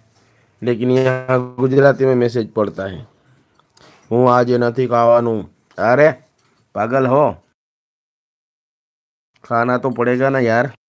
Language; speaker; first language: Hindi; non-native, local second language; Gujarati